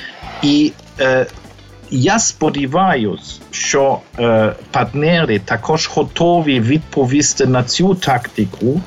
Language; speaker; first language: Ukrainian; non-native, fluent; German